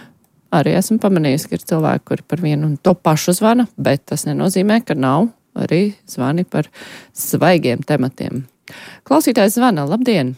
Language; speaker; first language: Latvian; native; Latvian